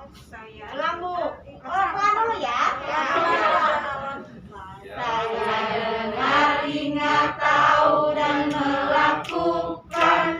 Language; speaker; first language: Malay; non-native, local second language; Sundanese